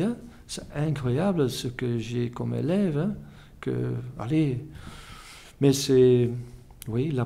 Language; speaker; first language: French; non-native, fluent; Dutch